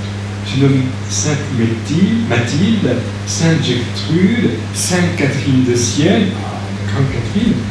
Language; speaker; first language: French; native; French